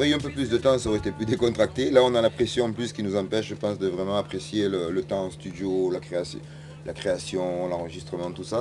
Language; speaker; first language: French; native; French